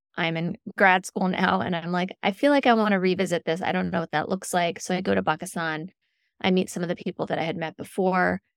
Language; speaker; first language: English; native; English